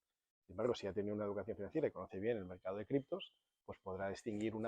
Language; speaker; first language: Spanish; native; Spanish